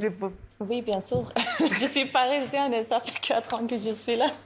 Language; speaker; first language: French; non-native, learner; Persian